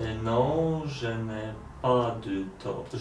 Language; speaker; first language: French; non-native, learner; Polish